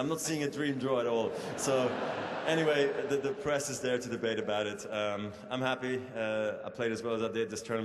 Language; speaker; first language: English; non-native, fluent; German